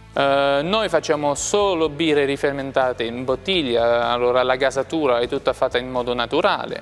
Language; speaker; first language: Italian; non-native, fluent; French